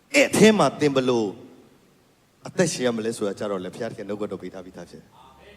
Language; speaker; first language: Burmese; non-native, local second language; Kachin